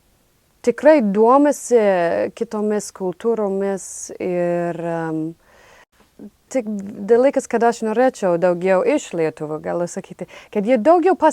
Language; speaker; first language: Lithuanian; non-native, fluent; English